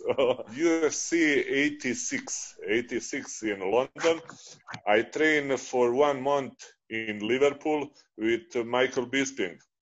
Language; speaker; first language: English; non-native, fluent; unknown